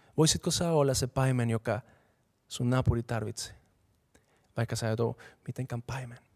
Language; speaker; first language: Finnish; non-native, fluent; Spanish